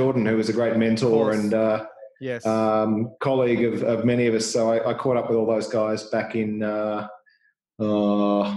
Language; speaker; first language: English; native; English